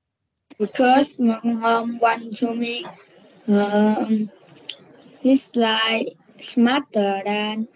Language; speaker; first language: English; non-native, learner; Vietnamese